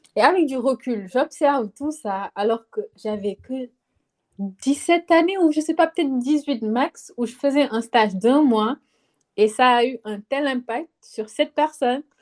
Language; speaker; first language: French; non-native, local second language; Wolof